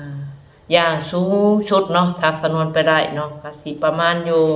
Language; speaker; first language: Thai; non-native, local second language; Lao